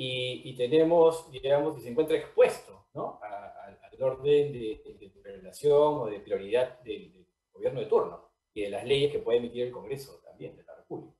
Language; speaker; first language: Spanish; native; Spanish